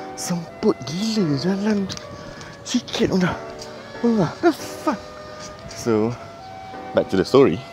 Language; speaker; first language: English; non-native, local second language; Malay